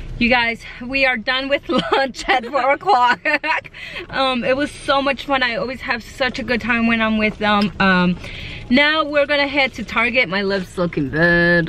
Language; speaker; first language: English; early bilingual, other home language; Spanish